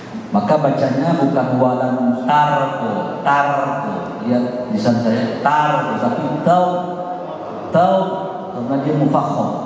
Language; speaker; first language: Indonesian; native; Indonesian